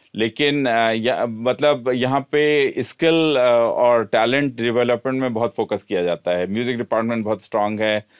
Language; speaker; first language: Hindi; native; Hindi